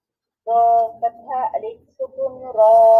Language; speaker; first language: Arabic; non-native, learner; Bangla